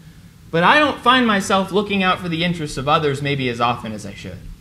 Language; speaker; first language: English; native; English